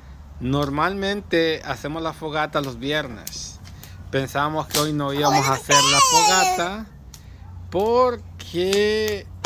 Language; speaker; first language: Spanish; native; Spanish